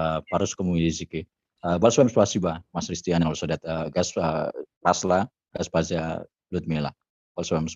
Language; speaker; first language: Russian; non-native, learner; Indonesian